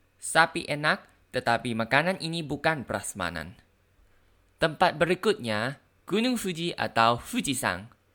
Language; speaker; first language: Indonesian; non-native, learner; Thai